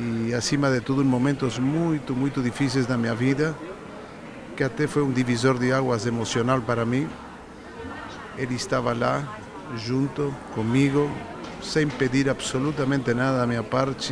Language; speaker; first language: Portuguese; non-native, fluent; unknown